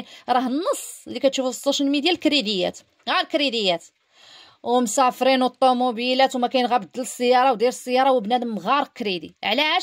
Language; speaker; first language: Arabic; native; Arabic